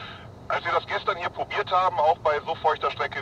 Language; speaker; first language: German; native; German